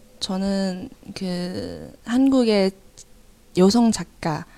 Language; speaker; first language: Korean; non-native, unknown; Chinese